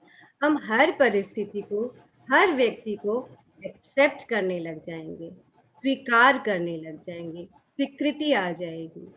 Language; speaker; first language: Hindi; native; Hindi